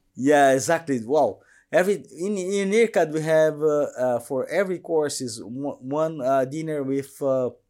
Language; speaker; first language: English; non-native, fluent; Portuguese